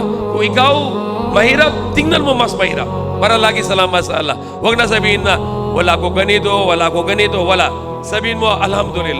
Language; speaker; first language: Filipino; non-native, learner; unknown